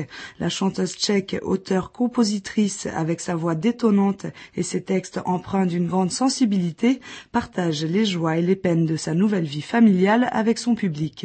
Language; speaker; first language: French; native; French